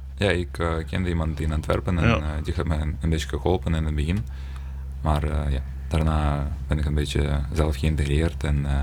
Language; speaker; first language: Dutch; non-native, learner; Ukrainian